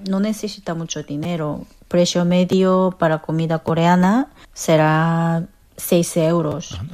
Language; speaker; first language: Spanish; non-native, fluent; Korean